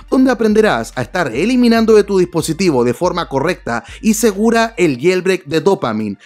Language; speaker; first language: Spanish; native; Spanish